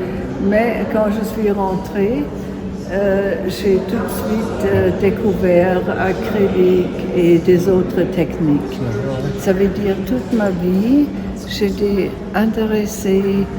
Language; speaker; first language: French; non-native, fluent; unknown